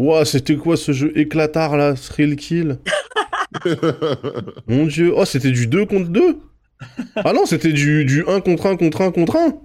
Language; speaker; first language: French; native; French